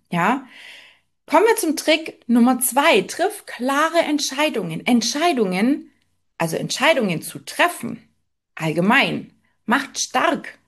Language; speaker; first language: German; native; German